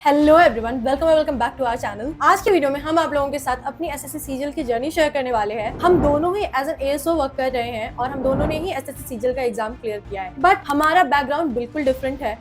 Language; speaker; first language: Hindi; native; Hindi